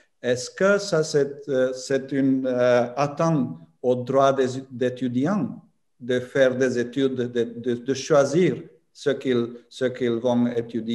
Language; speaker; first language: French; non-native, fluent; Romanian